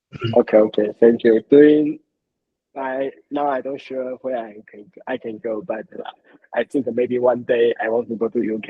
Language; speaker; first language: English; non-native, learner; Chinese